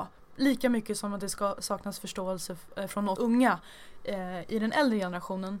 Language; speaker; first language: Swedish; native; Swedish